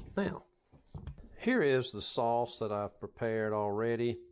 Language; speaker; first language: English; native; English